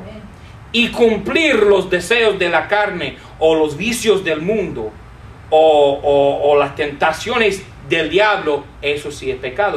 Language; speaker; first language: Spanish; non-native, fluent; English